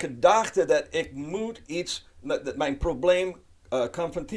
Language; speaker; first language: Dutch; non-native, fluent; English